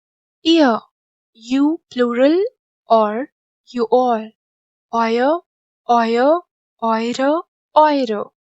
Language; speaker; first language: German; non-native, fluent; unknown